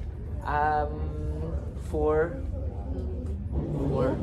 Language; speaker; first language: English; non-native, local second language; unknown